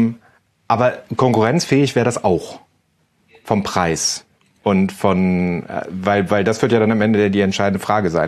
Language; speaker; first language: German; native; German